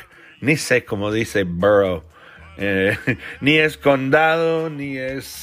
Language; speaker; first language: Spanish; non-native, fluent; English